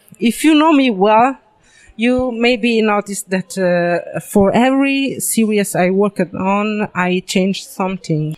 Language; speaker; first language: English; non-native, learner; Italian